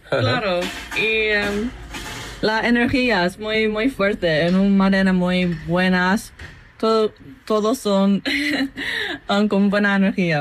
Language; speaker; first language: Spanish; non-native, learner; English